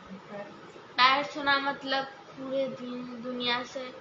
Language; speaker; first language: Hindi; non-native, local second language; Bangla